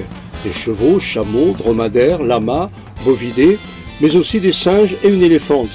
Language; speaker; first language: French; native; French